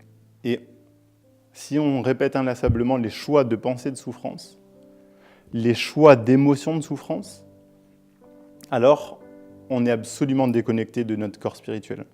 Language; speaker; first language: French; native; French